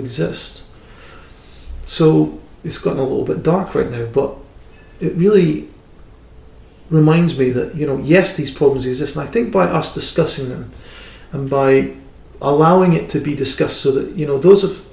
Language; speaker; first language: English; native; English